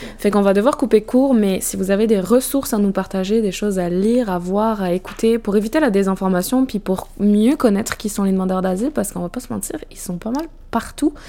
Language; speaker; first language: French; native; French